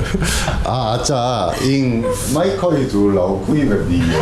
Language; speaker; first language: Thai; non-native, learner; Korean